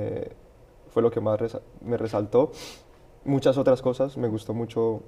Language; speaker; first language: Spanish; early bilingual, heritage; Spanish